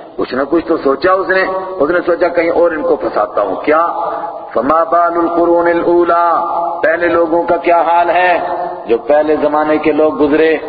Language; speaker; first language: Urdu; native; Urdu